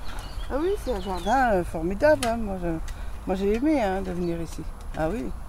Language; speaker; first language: French; native; French